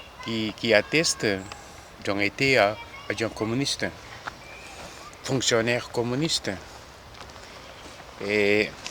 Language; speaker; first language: French; non-native, fluent; Korean